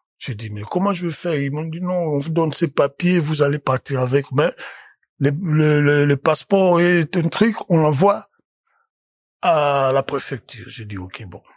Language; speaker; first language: French; non-native, local second language; Lingala